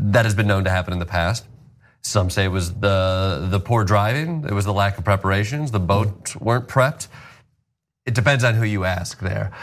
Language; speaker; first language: English; native; English